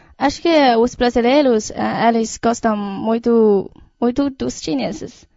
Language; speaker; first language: Portuguese; non-native, fluent; Chinese